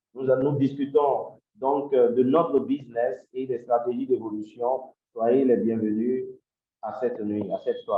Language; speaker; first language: French; non-native, local second language; Yoruba